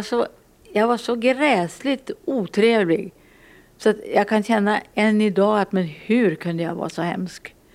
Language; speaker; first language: Swedish; early bilingual, other home language; Finnish